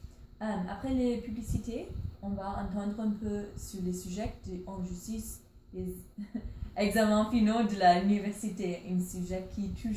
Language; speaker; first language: French; non-native, learner; English